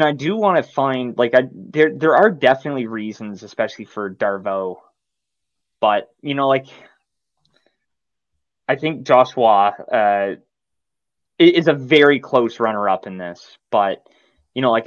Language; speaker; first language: English; native; English